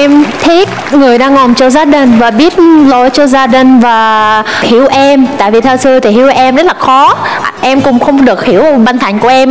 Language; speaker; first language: Vietnamese; non-native, fluent; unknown